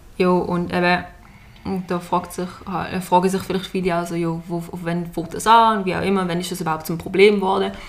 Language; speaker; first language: German; native; German